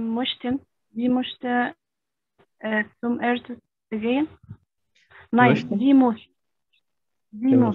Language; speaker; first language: German; non-native, learner; Arabic